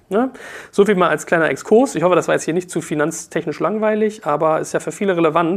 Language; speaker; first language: German; native; German